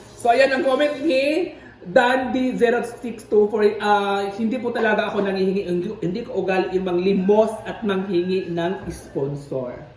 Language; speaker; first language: Filipino; native; Filipino